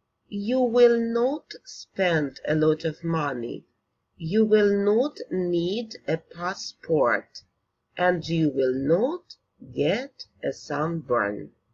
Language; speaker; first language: English; non-native, fluent; Ukrainian